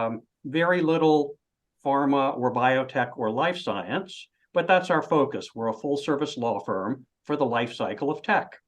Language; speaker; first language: English; native; English